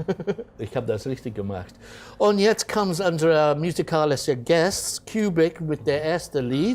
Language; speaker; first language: German; non-native, fluent; English